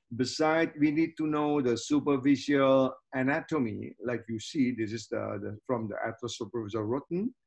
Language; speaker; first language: English; non-native, fluent; Indonesian